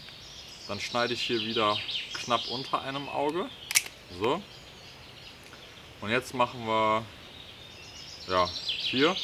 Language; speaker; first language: German; native; German